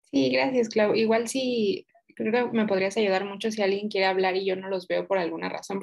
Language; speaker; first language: Spanish; native; Spanish